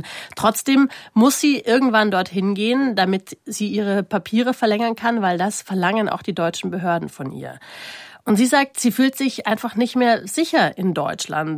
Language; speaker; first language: German; native; German